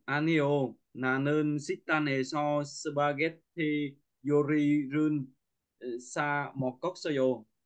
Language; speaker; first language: Korean; non-native, learner; Vietnamese